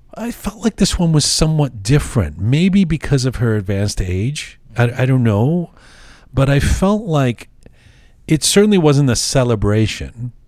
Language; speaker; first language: English; native; English